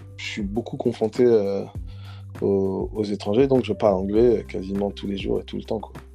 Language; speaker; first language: French; early bilingual, other home language; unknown